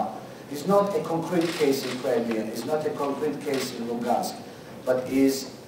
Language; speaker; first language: English; non-native, fluent; Georgian